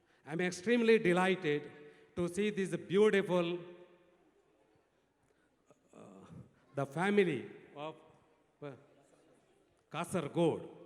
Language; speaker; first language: Malayalam; non-native, learner; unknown